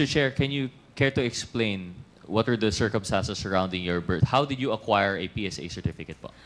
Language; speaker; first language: English; non-native, local second language; Filipino